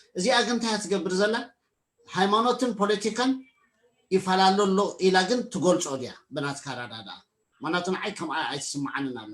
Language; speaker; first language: Tigrinya; native; Tigrinya